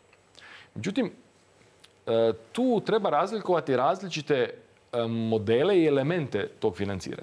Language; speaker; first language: Croatian; native; Croatian